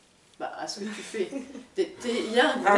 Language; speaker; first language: French; native; French